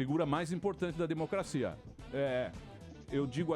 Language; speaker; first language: Portuguese; native; Portuguese